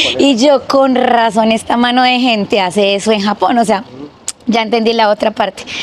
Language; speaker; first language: Spanish; native; Spanish